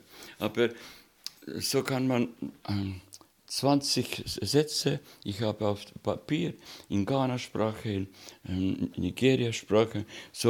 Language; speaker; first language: German; non-native, fluent; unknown